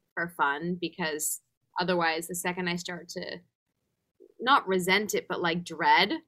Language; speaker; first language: English; native; English